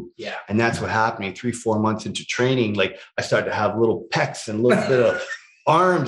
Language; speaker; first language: English; native; English